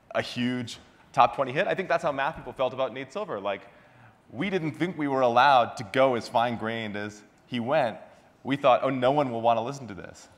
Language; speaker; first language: English; native; English